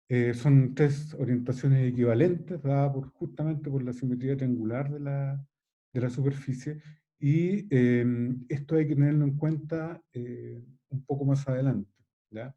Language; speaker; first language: Spanish; native; Spanish